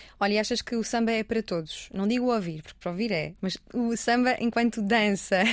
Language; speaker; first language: Portuguese; native; Portuguese